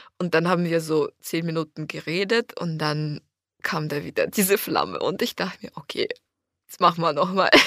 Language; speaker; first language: German; non-native, fluent; Ukrainian